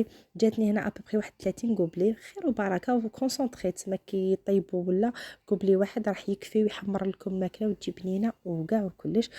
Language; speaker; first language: Arabic; native; Arabic